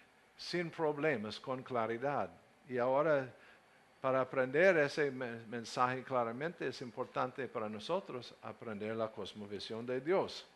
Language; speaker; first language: Spanish; non-native, learner; English